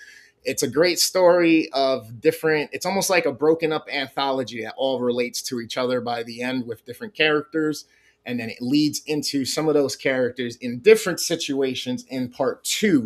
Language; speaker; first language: English; native; English